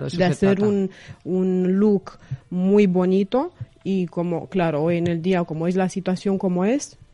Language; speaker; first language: Spanish; non-native, fluent; Romanian